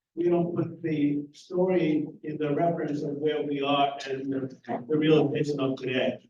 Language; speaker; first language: English; non-native, fluent; Greek